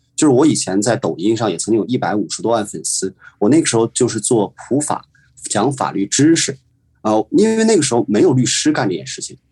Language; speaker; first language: Chinese; native; Chinese